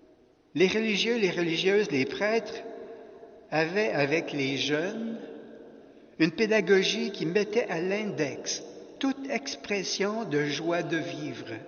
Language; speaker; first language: French; native; French